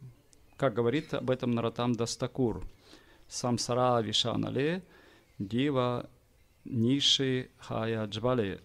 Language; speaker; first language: Russian; native; Russian